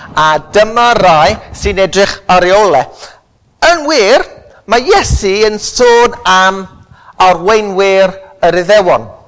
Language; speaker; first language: Welsh; non-native, local second language; English